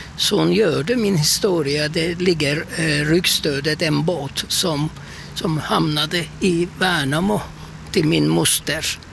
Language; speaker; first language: Swedish; non-native, fluent; Turkish